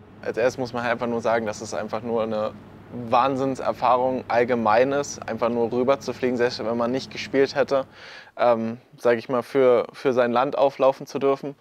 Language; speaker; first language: German; native; German